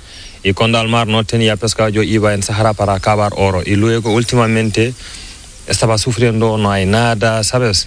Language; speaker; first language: Spanish; non-native, learner; Fula